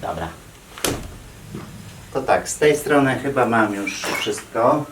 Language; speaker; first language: Polish; native; Polish